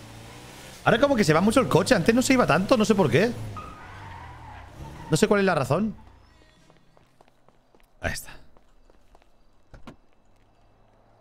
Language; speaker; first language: Spanish; native; Spanish